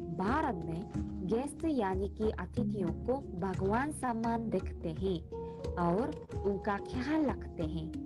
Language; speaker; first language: Hindi; non-native, learner; Korean